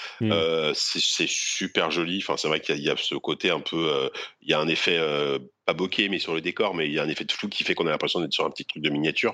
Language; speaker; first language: French; native; French